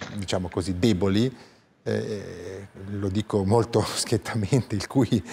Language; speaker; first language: Italian; native; Italian